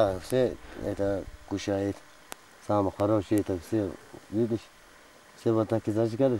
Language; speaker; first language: Russian; non-native, learner; Azerbaijani